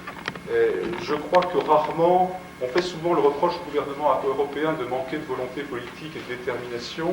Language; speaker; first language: French; native; French